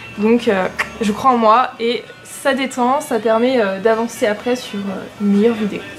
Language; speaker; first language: French; native; French